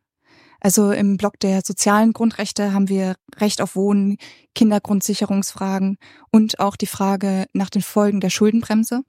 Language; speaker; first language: German; native; German